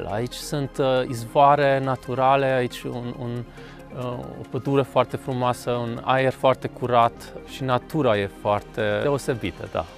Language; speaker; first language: Romanian; non-native, local second language; Hungarian